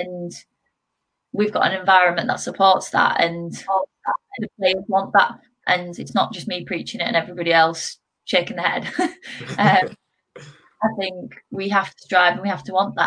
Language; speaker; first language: English; native; English